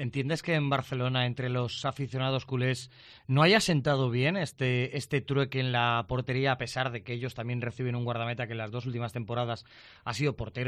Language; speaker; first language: Spanish; native; Spanish